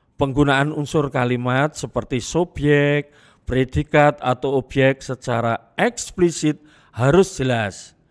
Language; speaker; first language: Indonesian; non-native, local second language; Javanese